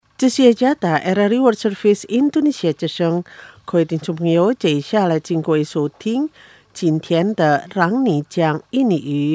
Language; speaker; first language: Chinese; non-native, fluent; Indonesian